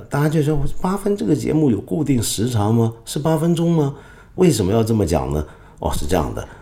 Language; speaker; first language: Chinese; non-native, local second language; Cantonese